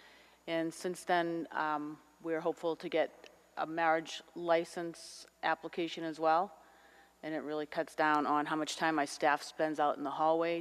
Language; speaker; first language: English; native; English